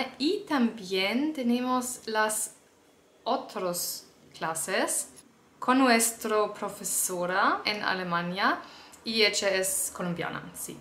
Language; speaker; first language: Spanish; non-native, learner; German